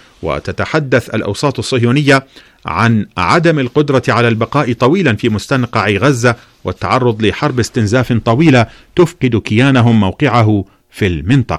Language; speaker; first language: Arabic; native; Arabic